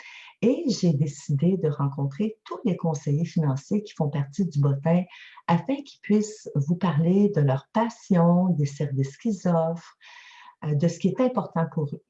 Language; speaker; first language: French; native; French